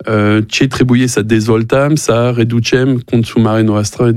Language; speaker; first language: Romanian; non-native, learner; French